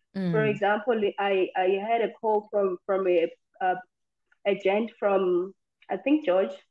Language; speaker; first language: English; non-native, local second language; Xhosa